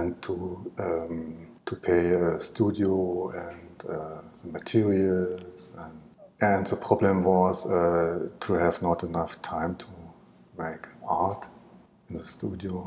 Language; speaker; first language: English; non-native, learner; German